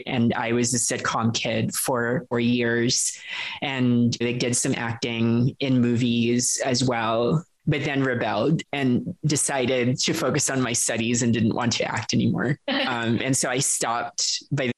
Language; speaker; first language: English; non-native, local second language; Filipino